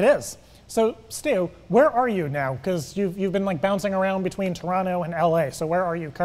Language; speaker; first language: English; native; English